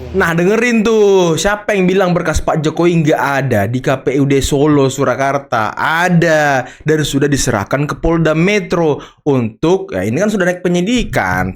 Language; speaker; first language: Indonesian; native; Indonesian